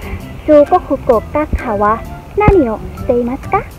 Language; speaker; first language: Japanese; non-native, learner; Thai